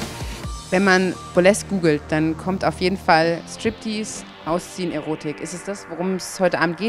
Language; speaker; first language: German; native; German